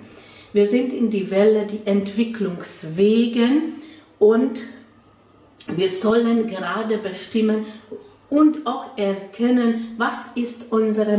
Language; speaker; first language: German; non-native, fluent; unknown